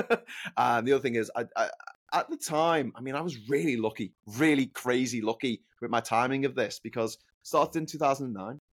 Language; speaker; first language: English; native; English